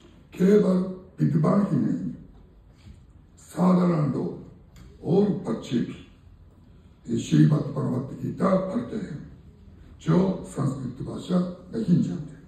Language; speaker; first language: Hindi; non-native, fluent; Japanese